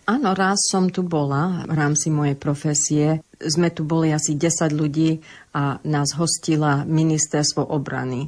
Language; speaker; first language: Slovak; early bilingual, heritage; Slovak